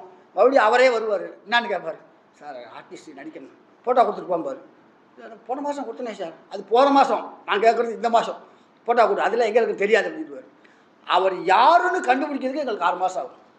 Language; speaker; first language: Tamil; native; Tamil